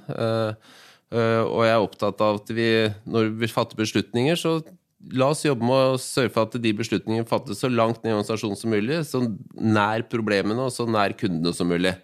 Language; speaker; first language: Norwegian; native; Norwegian